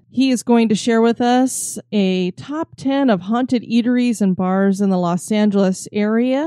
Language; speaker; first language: English; native; English